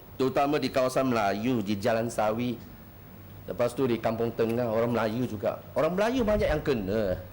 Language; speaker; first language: Malay; non-native, local second language; Chinese